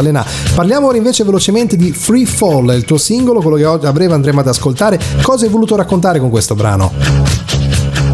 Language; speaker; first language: Italian; native; Italian